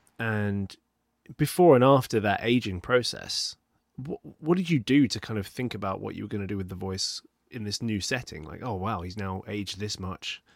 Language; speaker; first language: English; native; English